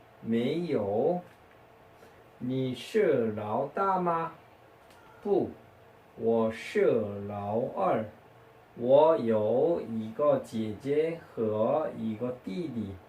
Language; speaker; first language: Chinese; non-native, fluent; Korean